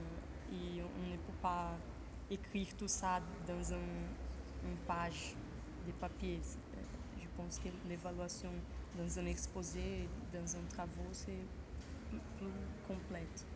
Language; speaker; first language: French; non-native, fluent; Portuguese